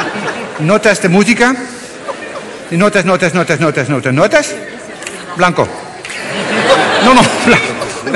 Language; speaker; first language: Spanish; non-native, learner; French